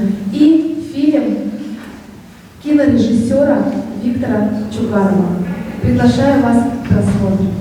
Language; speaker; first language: Russian; native; Russian